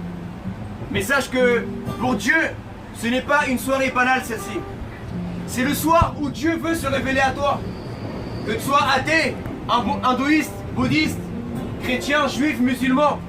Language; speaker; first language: French; native; French